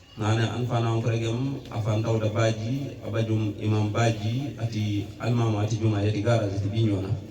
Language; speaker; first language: Wolof; non-native, local second language; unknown